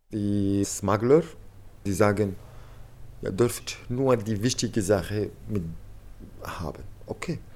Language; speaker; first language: German; non-native, learner; Arabic